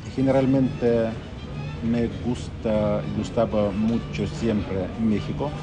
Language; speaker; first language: Spanish; non-native, learner; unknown